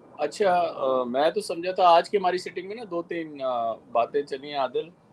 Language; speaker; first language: Urdu; non-native, local second language; Sindhi